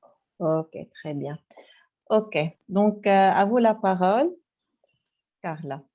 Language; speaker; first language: French; non-native, local second language; Arabic